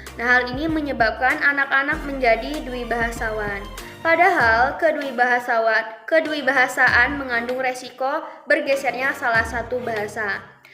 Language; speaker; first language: Indonesian; non-native, local second language; Malay